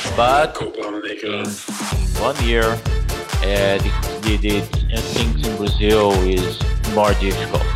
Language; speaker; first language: English; non-native, learner; Portuguese